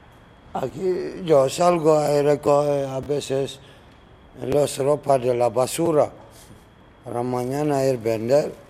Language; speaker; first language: Spanish; non-native, learner; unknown